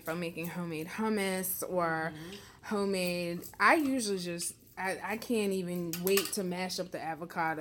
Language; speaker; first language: English; native; English